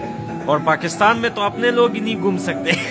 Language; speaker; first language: Hindi; non-native, fluent; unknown